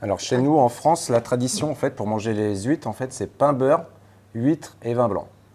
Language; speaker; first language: French; native; French